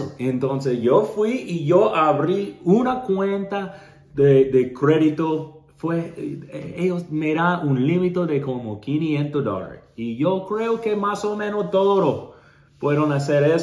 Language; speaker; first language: Spanish; non-native, learner; English